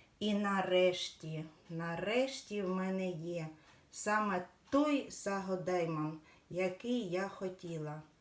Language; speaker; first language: Ukrainian; non-native, local second language; Russian